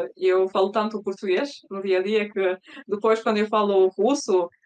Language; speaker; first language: Portuguese; early bilingual, other home language; Russian